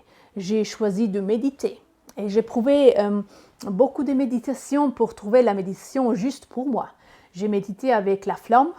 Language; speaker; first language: French; non-native, learner; Italian